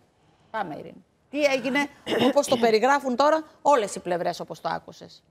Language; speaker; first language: Greek; native; Greek